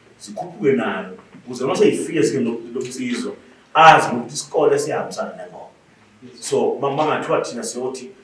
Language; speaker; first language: Zulu; native; Zulu